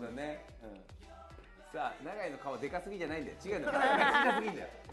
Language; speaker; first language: Japanese; native; Japanese